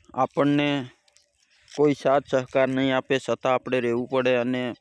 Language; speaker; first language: Gujarati; non-native, local second language; Bhili